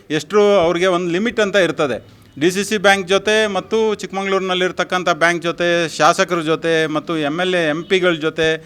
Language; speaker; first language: Kannada; native; Kannada